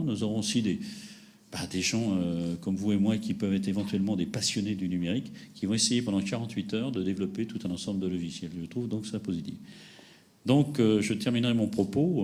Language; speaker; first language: French; native; French